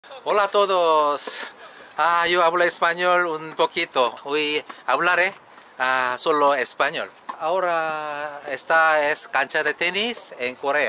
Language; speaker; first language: Spanish; non-native, learner; Korean